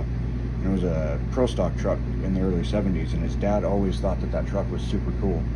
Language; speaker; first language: English; native; English